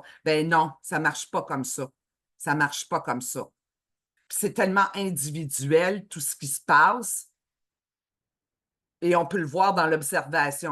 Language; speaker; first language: French; native; French